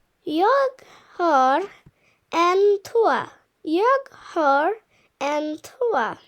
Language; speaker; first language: Swedish; non-native, fluent; Bangla